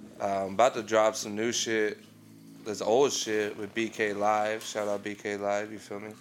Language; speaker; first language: English; native; English